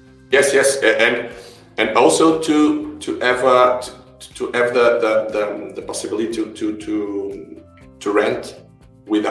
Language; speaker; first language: English; non-native, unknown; Portuguese